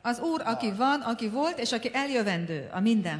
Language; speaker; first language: Hungarian; native; Hungarian